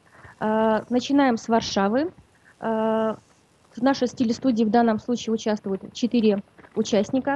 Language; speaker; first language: Russian; native; Russian